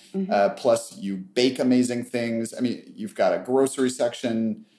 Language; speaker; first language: English; native; English